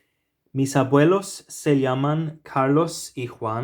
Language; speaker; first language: Spanish; non-native, fluent; English